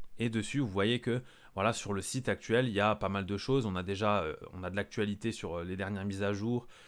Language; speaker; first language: French; native; French